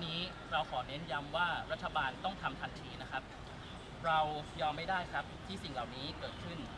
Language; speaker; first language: Thai; native; Thai